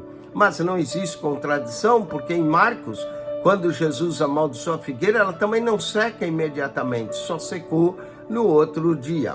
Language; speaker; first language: Portuguese; native; Portuguese